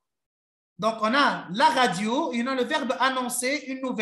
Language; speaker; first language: French; non-native, local second language; Arabic